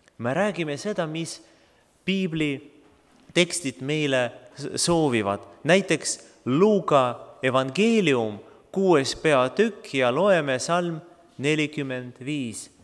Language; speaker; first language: Estonian; non-native, local second language; Russian